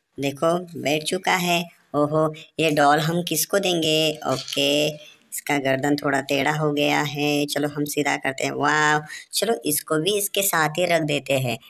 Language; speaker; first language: Hindi; native; Hindi